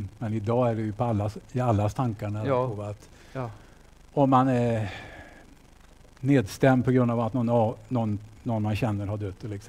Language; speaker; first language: Swedish; native; Swedish